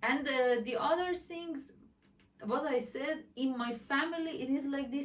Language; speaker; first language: English; non-native, learner; Persian